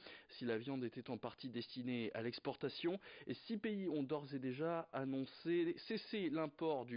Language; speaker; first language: French; native; French